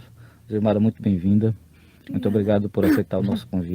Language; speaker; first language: Portuguese; native; Portuguese